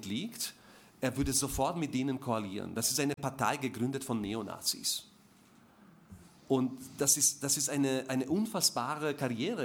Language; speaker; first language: German; non-native, fluent; Slovak